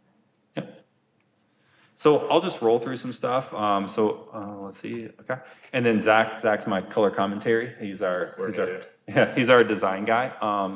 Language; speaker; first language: English; native; English